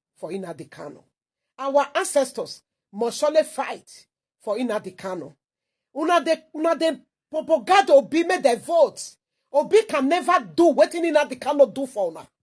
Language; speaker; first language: Nigerian Pidgin; non-native, local second language; Igbo